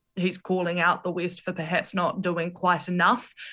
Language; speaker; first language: English; native; English